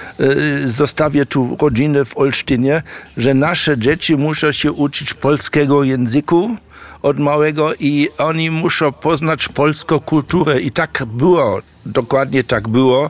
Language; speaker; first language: Polish; early bilingual, heritage; German